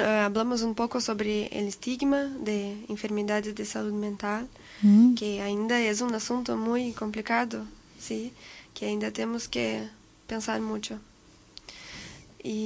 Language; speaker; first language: Spanish; non-native, learner; Portuguese